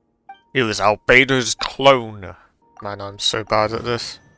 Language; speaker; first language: English; native; English